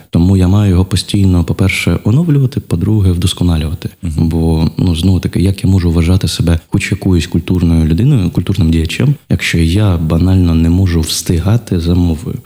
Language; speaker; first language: Ukrainian; non-native, local second language; Russian